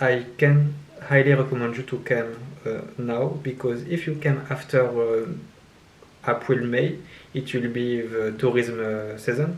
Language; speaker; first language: English; non-native, learner; French